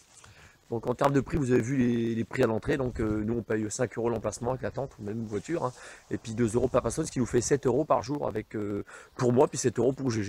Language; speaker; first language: French; native; French